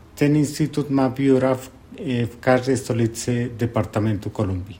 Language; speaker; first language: Polish; non-native, fluent; Spanish